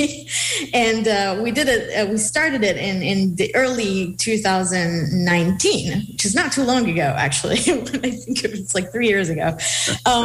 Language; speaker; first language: English; non-native, fluent; Hebrew